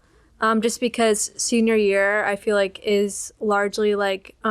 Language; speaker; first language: English; native; English